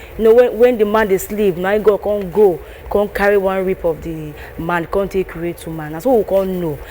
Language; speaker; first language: Nigerian Pidgin; native; Nigerian Pidgin